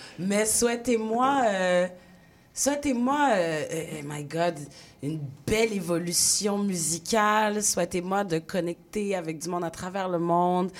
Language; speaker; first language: French; early bilingual, other home language; Haitian Creole